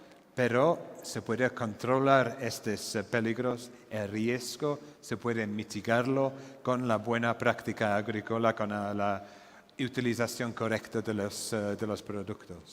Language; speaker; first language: Spanish; non-native, fluent; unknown